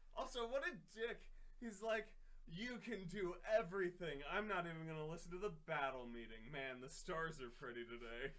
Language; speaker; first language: English; native; English